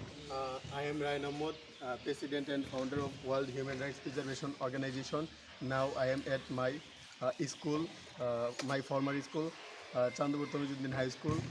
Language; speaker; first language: English; non-native, local second language; Bangla